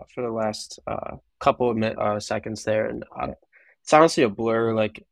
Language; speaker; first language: English; native; English